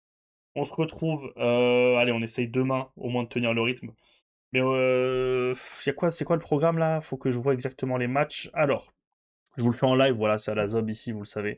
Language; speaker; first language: French; native; French